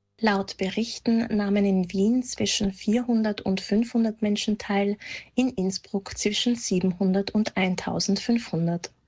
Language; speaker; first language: German; native; German